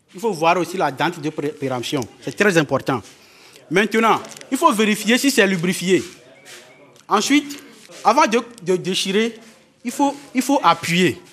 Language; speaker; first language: French; non-native, local second language; Ewe